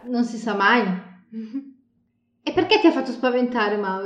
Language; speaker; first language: Italian; native; Italian